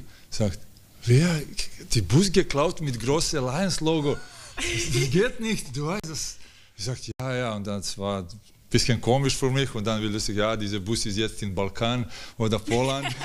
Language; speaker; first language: German; non-native, fluent; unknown